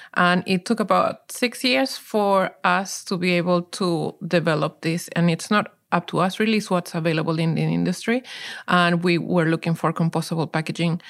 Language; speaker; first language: English; non-native, fluent; Spanish